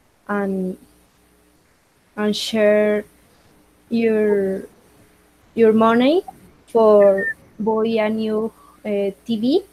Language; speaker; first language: English; non-native, learner; Spanish